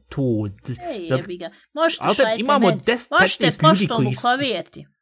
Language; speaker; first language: Bosnian; early bilingual, heritage; Bosnian